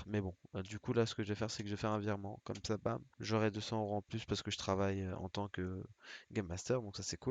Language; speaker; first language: French; native; French